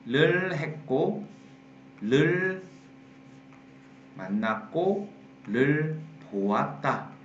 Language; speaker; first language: Korean; non-native, fluent; Vietnamese